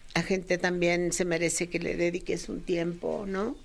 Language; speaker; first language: Spanish; native; Spanish